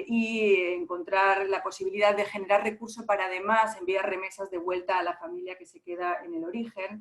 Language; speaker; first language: Spanish; native; Spanish